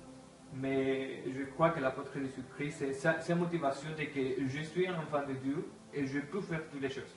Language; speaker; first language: French; non-native, learner; Spanish